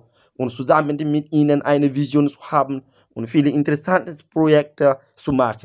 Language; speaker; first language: German; non-native, learner; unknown